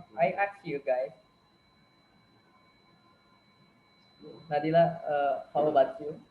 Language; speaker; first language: English; non-native, learner; Indonesian